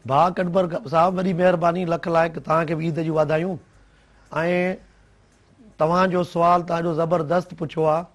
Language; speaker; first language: Sindhi; native; Sindhi